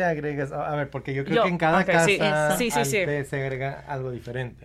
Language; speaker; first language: Spanish; non-native, fluent; English